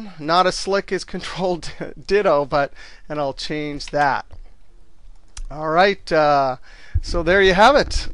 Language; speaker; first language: English; native; English